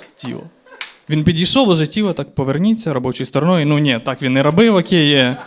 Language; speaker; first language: Ukrainian; native; Ukrainian